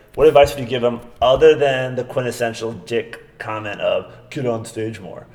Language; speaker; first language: English; native; English